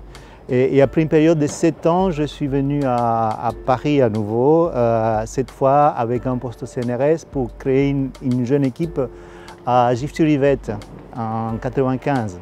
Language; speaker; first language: French; non-native, fluent; Spanish